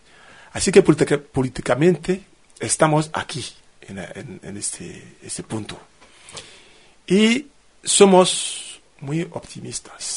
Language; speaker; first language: Spanish; non-native, fluent; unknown